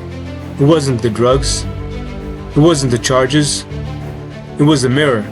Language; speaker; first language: English; native; English